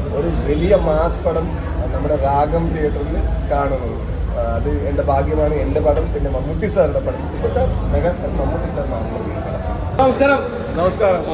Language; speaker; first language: Malayalam; non-native, local second language; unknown